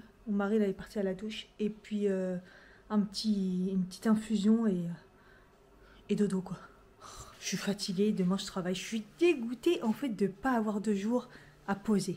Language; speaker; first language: French; native; French